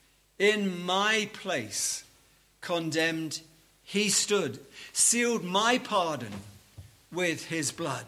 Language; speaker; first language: English; native; English